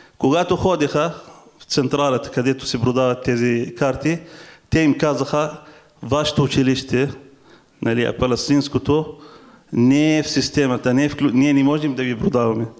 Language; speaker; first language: Bulgarian; non-native, fluent; Arabic